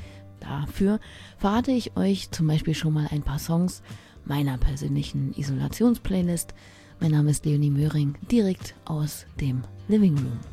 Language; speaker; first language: German; native; German